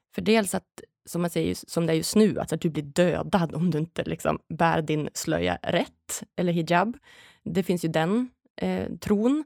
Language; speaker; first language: Swedish; native; Swedish